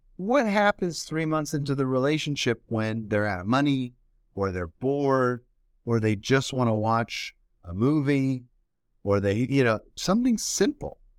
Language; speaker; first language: English; native; English